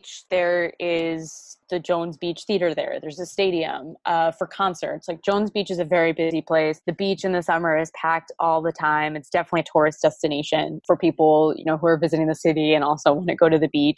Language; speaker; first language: English; native; English